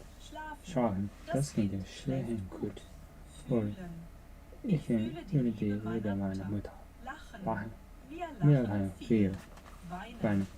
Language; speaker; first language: German; non-native, learner; Japanese